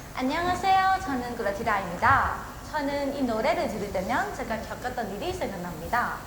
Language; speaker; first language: Korean; non-native, learner; Thai